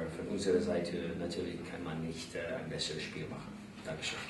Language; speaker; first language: German; non-native, learner; English